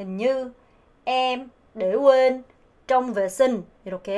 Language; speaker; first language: Vietnamese; non-native, fluent; Korean